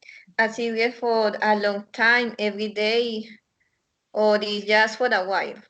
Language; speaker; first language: English; non-native, learner; Spanish